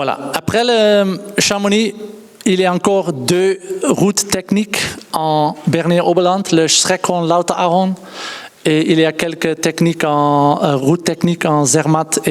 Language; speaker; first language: French; non-native, learner; Dutch